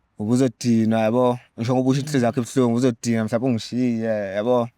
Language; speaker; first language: Zulu; native; Zulu